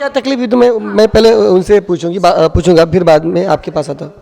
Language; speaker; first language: Hindi; non-native, local second language; Marathi